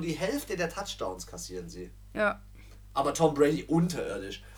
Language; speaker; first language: German; native; German